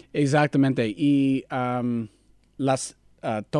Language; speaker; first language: Spanish; non-native, learner; English